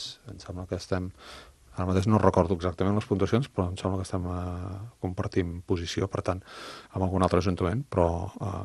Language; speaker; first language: Catalan; native; Catalan